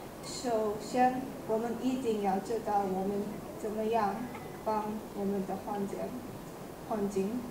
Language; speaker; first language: Chinese; non-native, learner; Indonesian